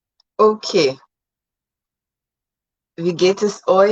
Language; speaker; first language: German; non-native, fluent; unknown